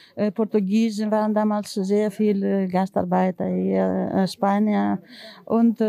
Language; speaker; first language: German; non-native, learner; Greek